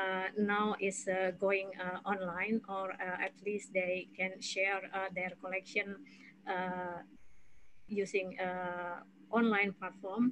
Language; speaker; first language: English; non-native, fluent; Indonesian